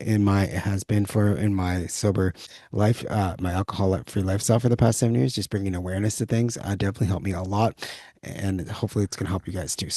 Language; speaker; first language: English; native; English